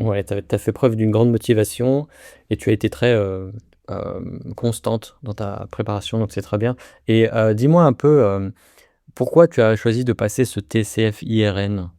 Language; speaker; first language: French; native; French